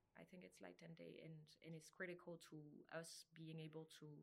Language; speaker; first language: English; non-native, fluent; French